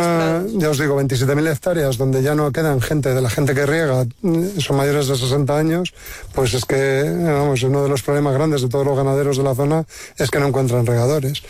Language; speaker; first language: Spanish; native; Spanish